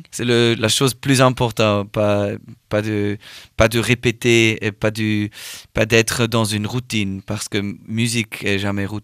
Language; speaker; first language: French; non-native, learner; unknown